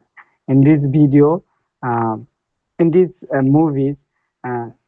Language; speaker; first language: English; non-native, learner; Bangla